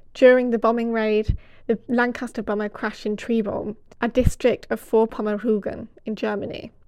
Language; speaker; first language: English; native; English